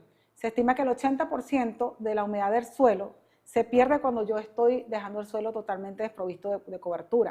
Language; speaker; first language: Spanish; native; Spanish